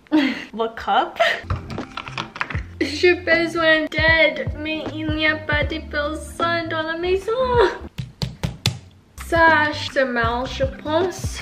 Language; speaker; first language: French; non-native, local second language; English